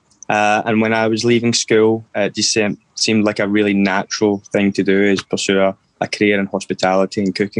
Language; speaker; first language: English; native; English